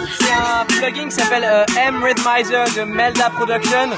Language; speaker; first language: French; native; French